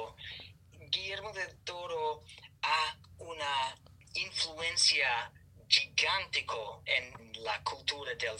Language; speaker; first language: Spanish; non-native, learner; English